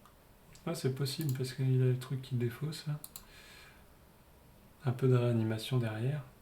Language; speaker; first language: French; native; French